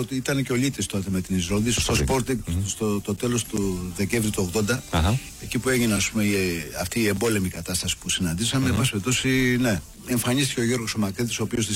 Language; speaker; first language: Greek; non-native, local second language; English